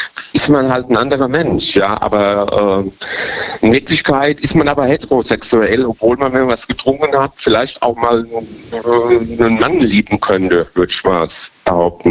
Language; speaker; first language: German; native; German